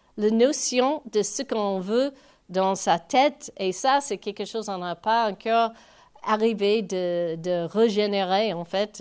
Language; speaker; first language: French; non-native, fluent; English